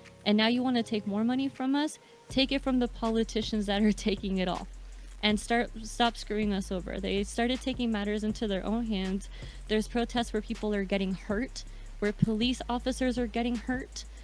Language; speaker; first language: English; early bilingual, other home language; Spanish